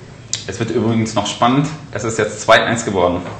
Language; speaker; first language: German; native; German